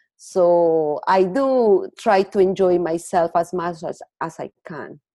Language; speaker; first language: English; non-native, learner; Spanish